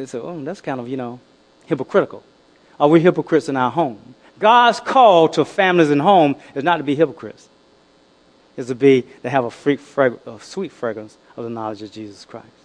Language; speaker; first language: English; native; English